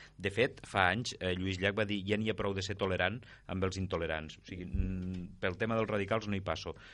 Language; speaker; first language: Catalan; native; Catalan